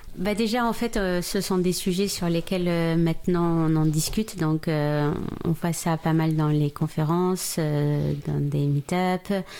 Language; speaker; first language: French; non-native, local second language; Arabic